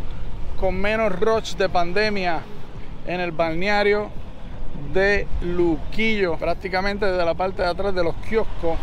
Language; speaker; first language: Spanish; native; Spanish